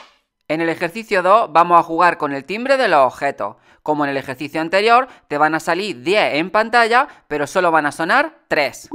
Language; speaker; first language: Spanish; native; Spanish